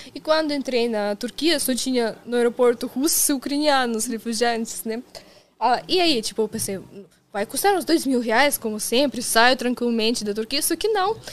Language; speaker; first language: Portuguese; non-native, fluent; Russian